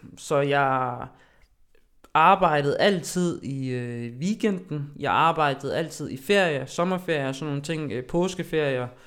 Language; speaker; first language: Danish; early bilingual, other home language; Haitian Creole